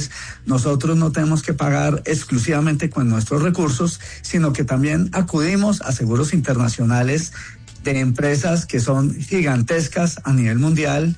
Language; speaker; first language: Spanish; native; Spanish